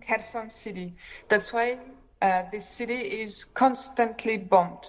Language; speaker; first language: English; non-native, fluent; French